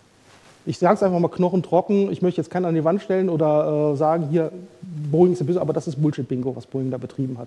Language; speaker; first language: German; native; German